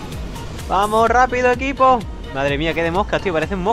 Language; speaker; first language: Spanish; native; Spanish